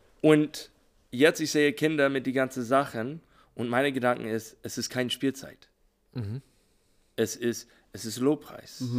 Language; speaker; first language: German; non-native, learner; English